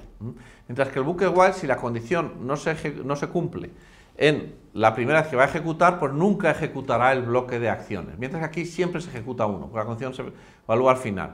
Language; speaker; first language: Spanish; native; Spanish